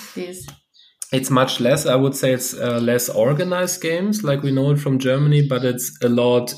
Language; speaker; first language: English; non-native, fluent; German